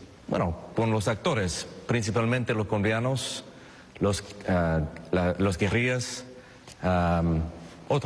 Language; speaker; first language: Spanish; non-native, fluent; English